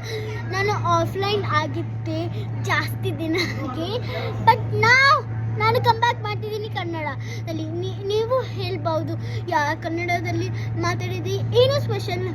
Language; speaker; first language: Kannada; early bilingual, heritage; Kannada